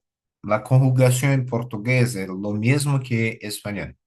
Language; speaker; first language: Spanish; non-native, learner; Portuguese